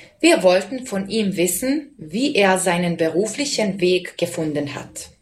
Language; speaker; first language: German; non-native, fluent; Serbian